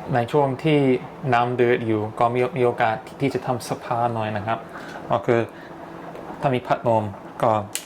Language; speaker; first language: Thai; non-native, fluent; English